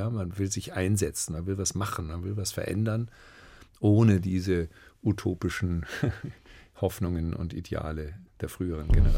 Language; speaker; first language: German; native; German